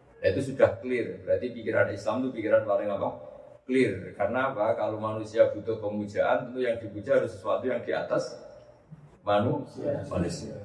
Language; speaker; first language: Indonesian; non-native, local second language; Javanese